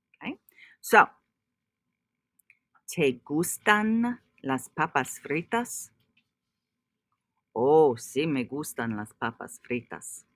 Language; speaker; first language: Spanish; non-native, fluent; English